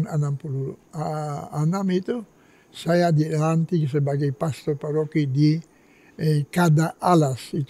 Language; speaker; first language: Indonesian; non-native, fluent; Polish